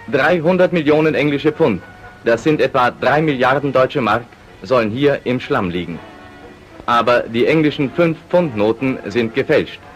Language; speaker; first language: German; native; German